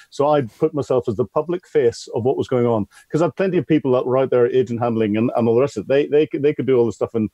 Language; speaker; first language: English; native; English